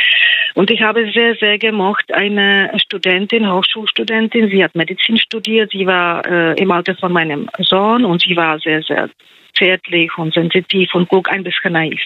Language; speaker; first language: German; non-native, fluent; Czech